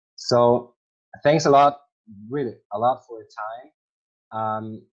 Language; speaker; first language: English; non-native, fluent; German